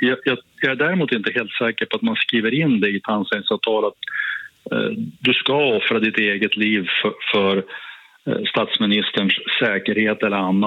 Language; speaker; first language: Swedish; native; Swedish